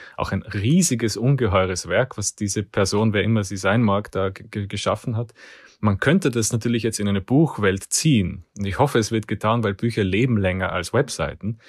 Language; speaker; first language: German; native; German